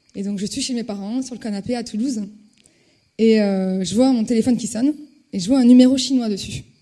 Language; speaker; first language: French; native; French